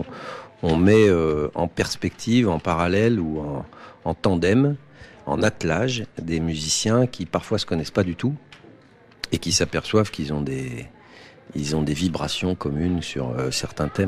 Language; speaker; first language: French; native; French